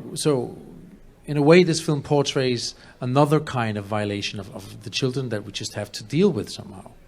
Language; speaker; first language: English; non-native, fluent; Danish